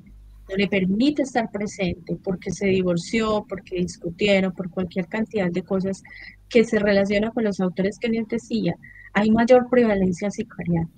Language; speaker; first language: Spanish; native; Spanish